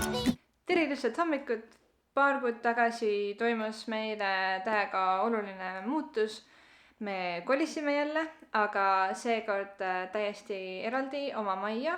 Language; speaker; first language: Estonian; native; Estonian